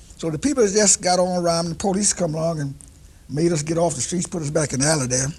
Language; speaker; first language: English; native; English